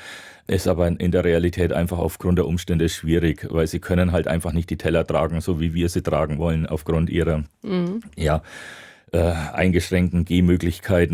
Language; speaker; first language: German; native; German